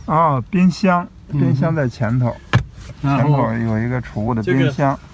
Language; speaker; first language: Chinese; native; Chinese